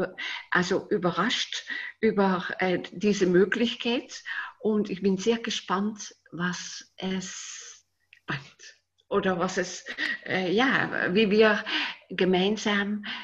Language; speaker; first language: German; non-native, fluent; Dutch